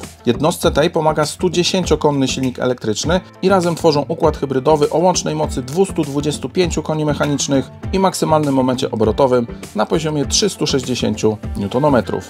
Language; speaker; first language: Polish; native; Polish